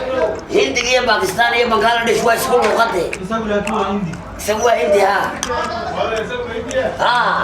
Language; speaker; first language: Hindi; non-native, learner; Somali